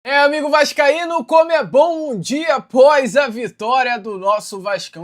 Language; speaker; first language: Portuguese; native; Portuguese